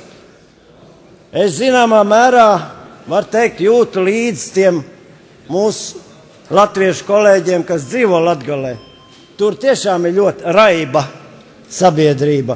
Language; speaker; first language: Latvian; native; Latvian